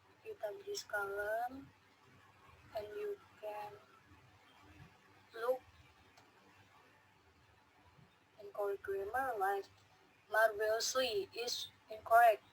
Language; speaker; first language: English; non-native, learner; Indonesian